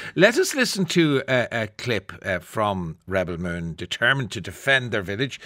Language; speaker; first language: English; native; English